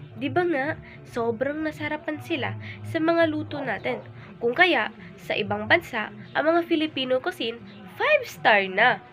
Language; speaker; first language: Filipino; native; Filipino